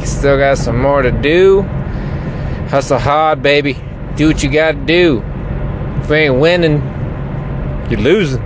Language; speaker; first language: English; native; English